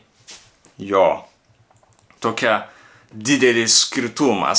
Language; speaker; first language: Lithuanian; non-native, learner; Japanese